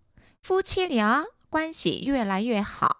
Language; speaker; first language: Chinese; non-native, fluent; Korean